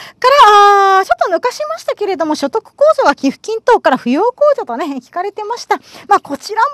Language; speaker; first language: Japanese; native; Japanese